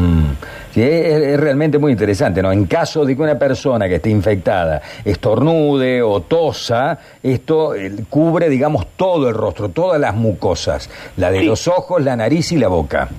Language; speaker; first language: Spanish; native; Spanish